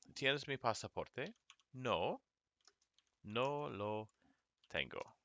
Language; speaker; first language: Spanish; non-native, fluent; English